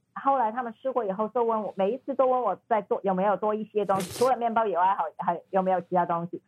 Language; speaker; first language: Chinese; non-native, fluent; Cantonese